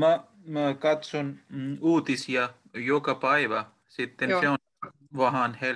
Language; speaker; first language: Finnish; non-native, learner; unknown